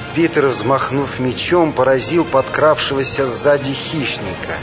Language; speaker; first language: Russian; native; Russian